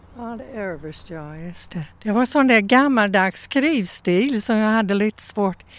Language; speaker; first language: Swedish; non-native, fluent; English